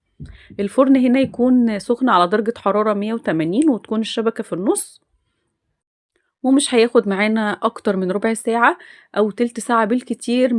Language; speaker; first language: Arabic; native; Arabic